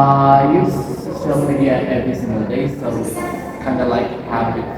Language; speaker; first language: English; non-native, learner; Indonesian